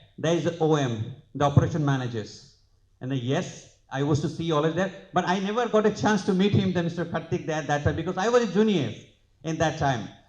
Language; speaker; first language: English; non-native, local second language; Bangla